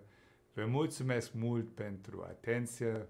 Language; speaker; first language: Romanian; non-native, fluent; German